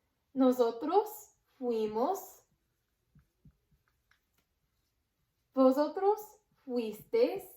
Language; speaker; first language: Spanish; non-native, learner; English